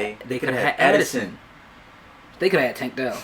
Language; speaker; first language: English; native; English